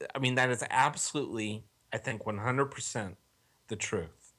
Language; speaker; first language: English; native; English